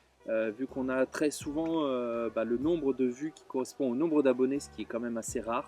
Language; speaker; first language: French; native; French